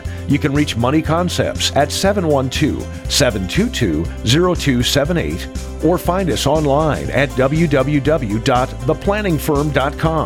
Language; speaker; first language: English; native; English